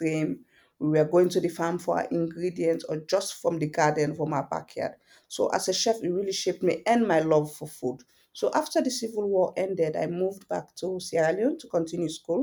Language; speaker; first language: English; non-native, local second language; Fula